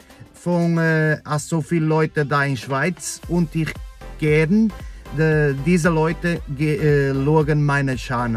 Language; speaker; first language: German; non-native, learner; Portuguese